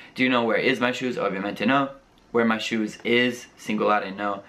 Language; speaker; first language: English; native; English